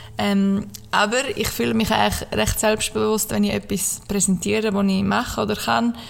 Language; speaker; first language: German; native; German